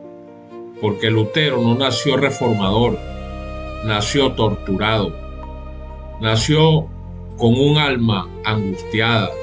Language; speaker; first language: Spanish; native; Spanish